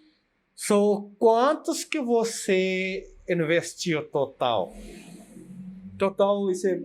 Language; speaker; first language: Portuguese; non-native, learner; Urdu